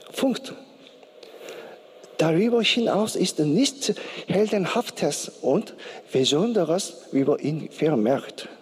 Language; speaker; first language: German; non-native, learner; Korean